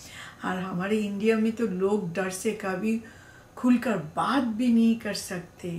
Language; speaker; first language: Hindi; non-native, learner; Bangla